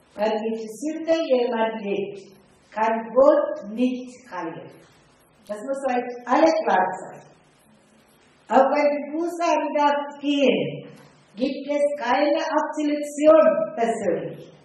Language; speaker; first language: German; non-native, fluent; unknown